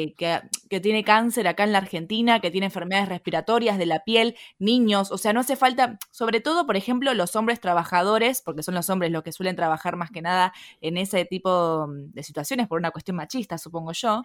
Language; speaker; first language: Spanish; native; Spanish